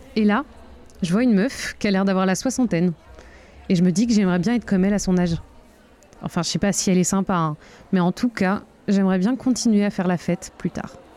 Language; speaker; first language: French; native; French